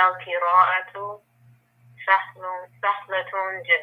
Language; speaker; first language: Arabic; non-native, learner; English